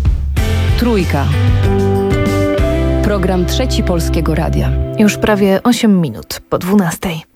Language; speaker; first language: Polish; native; Polish